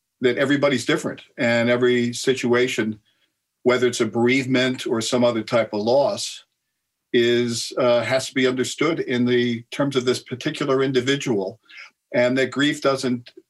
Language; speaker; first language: English; native; English